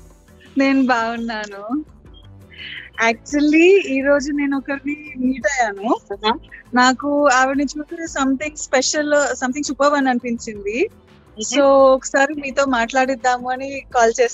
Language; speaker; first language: Telugu; native; Telugu